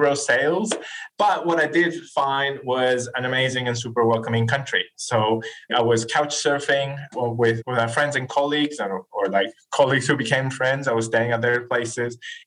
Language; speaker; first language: English; non-native, fluent; Spanish